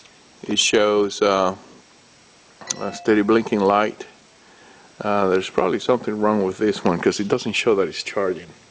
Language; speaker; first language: English; native; English